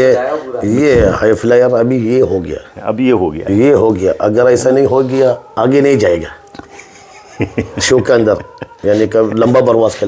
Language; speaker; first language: Hindi; non-native, learner; Arabic